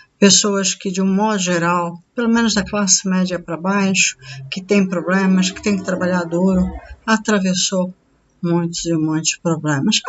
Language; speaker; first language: Portuguese; native; Portuguese